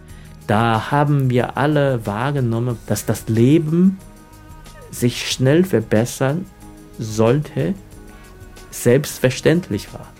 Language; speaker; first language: German; non-native, fluent; Chinese